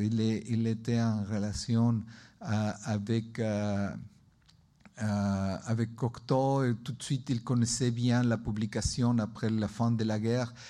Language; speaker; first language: French; non-native, learner; Spanish